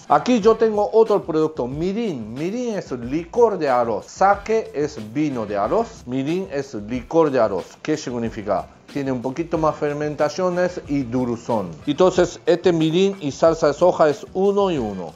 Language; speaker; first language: Spanish; non-native, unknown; Japanese